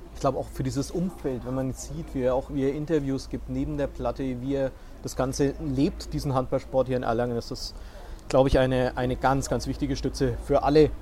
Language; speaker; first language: German; non-native, fluent; Spanish